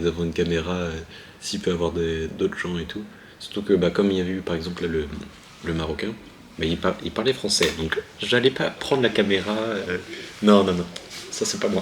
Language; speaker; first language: French; native; French